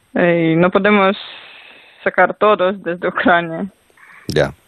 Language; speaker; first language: Spanish; non-native, learner; Ukrainian